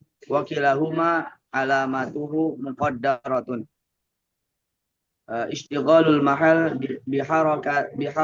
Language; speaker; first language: Arabic; non-native, learner; Indonesian